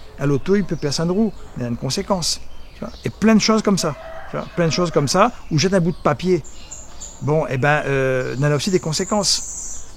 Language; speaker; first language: French; native; French